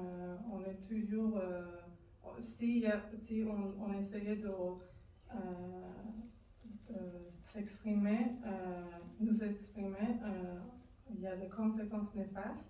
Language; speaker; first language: French; non-native, learner; Persian